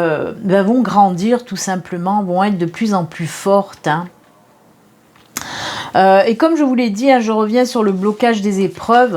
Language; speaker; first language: French; native; French